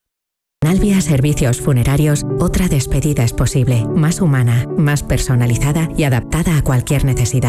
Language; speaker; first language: Spanish; native; Spanish